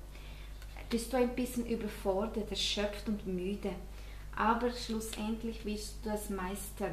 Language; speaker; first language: German; non-native, fluent; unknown